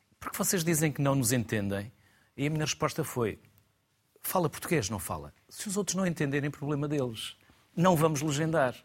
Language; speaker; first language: Portuguese; native; Portuguese